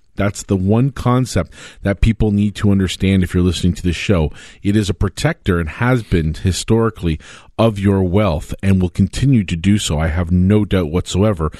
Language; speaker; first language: English; native; English